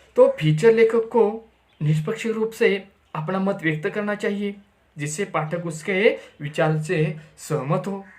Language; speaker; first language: Hindi; non-native, local second language; Marathi